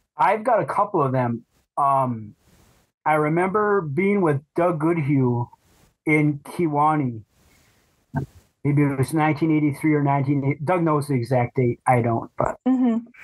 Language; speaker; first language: English; native; English